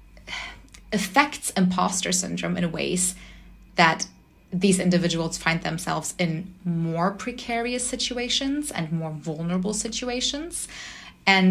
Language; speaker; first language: English; non-native, fluent; German